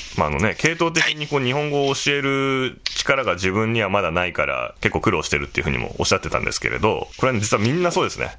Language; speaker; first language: Japanese; native; Japanese